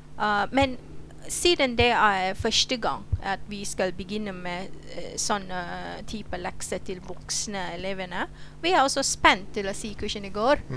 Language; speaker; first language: Norwegian; non-native, fluent; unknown